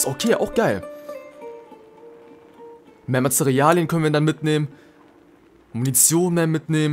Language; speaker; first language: German; native; German